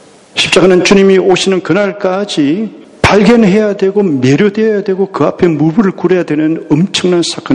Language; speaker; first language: Korean; native; Korean